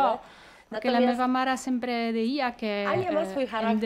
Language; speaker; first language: Catalan; non-native, learner; Polish